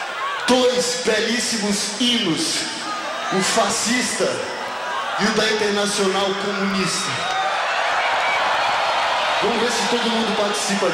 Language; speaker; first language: Portuguese; native; Portuguese